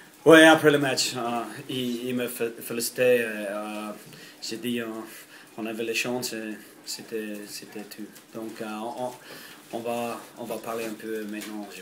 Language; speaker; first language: French; non-native, fluent; English